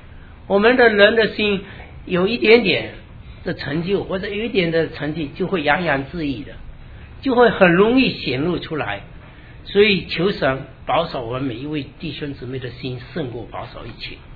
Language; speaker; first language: Chinese; native; Chinese